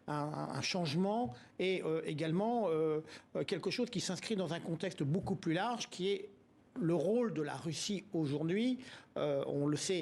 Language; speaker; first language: French; native; French